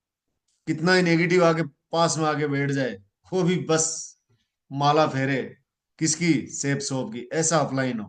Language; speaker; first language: Hindi; native; Hindi